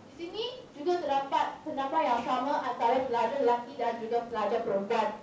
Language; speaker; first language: Malay; non-native, local second language; Chinese